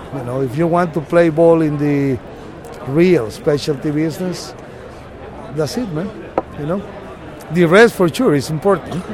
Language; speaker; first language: English; non-native, fluent; Spanish